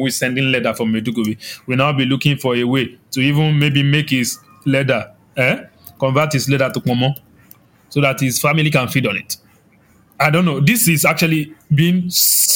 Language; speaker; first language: English; non-native, local second language; Yoruba